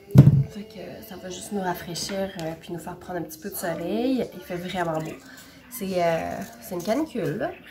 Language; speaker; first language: French; native; French